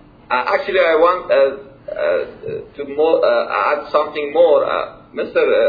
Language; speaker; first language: English; non-native, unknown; Persian